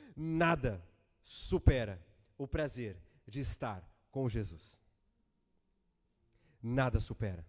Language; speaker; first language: Portuguese; native; Portuguese